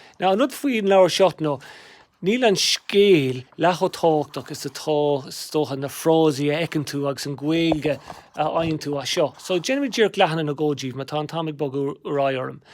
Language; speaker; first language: Irish; native; Irish